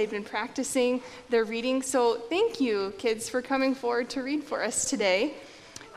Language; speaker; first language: English; native; English